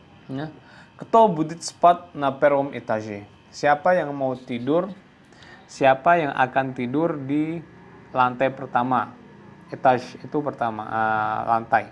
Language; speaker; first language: Indonesian; native; Indonesian